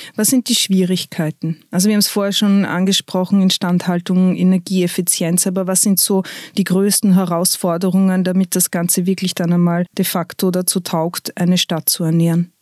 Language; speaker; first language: German; native; German